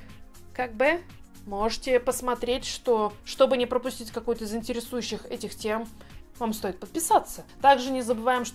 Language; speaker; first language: Russian; native; Russian